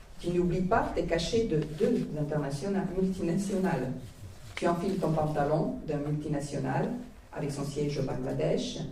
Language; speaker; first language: French; non-native, fluent; Croatian